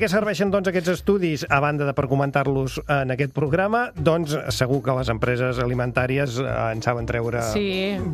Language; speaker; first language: Catalan; native; Catalan